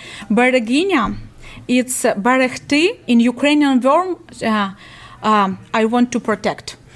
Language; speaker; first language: English; non-native, learner; Ukrainian